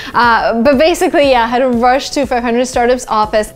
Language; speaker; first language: English; non-native, fluent; Russian